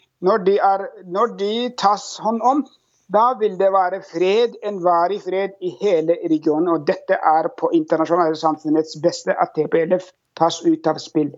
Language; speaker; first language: Norwegian; non-native, fluent; Oromo